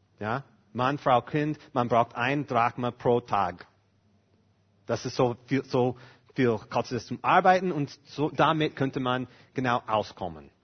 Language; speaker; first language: German; non-native, fluent; English